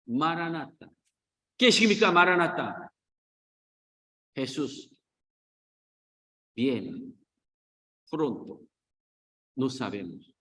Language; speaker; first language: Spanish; non-native, learner; Korean